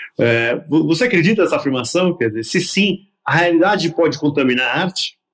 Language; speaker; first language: Portuguese; native; Portuguese